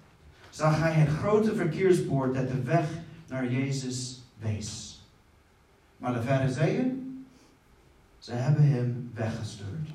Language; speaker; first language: Dutch; non-native, fluent; English